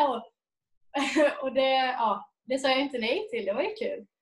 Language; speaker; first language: Swedish; native; Swedish